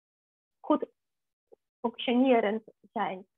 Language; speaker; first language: Dutch; non-native, fluent; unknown